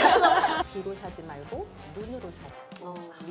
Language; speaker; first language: Korean; native; Korean